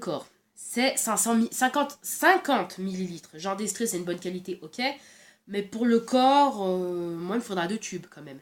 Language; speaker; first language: French; native; French